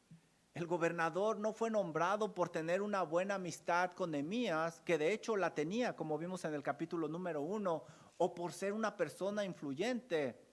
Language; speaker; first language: Spanish; native; Spanish